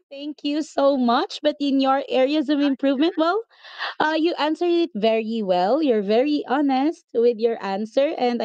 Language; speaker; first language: English; non-native, local second language; Filipino